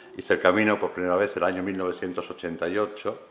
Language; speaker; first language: Spanish; native; Spanish